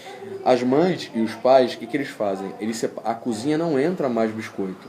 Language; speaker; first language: Portuguese; native; Portuguese